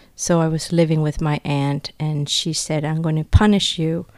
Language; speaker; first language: English; non-native, fluent; Spanish